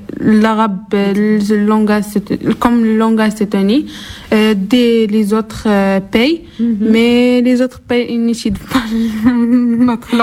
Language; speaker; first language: French; non-native, learner; Arabic